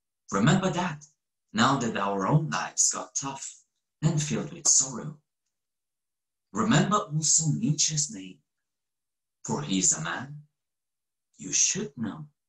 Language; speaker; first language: English; non-native, fluent; Romanian